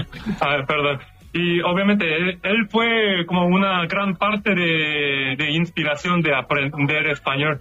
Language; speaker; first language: Spanish; non-native, fluent; Korean